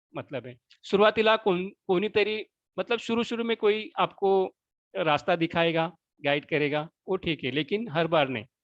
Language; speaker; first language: Hindi; non-native, local second language; Marathi